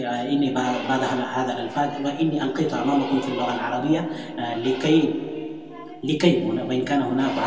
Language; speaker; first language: Arabic; non-native, fluent; Urdu